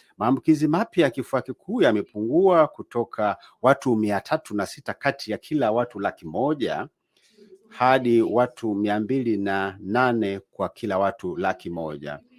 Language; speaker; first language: Swahili; native; Swahili